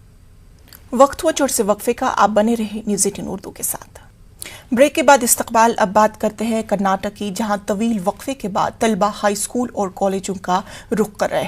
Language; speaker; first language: Hindi; native; Hindi